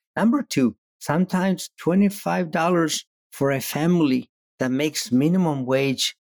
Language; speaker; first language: English; non-native, fluent; Spanish